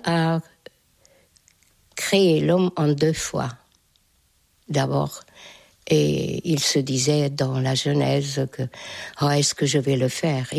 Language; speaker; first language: French; non-native, fluent; Hungarian